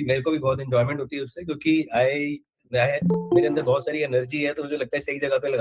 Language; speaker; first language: Hindi; native; Hindi